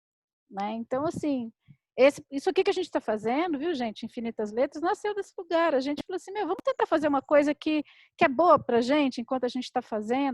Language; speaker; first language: Portuguese; native; Portuguese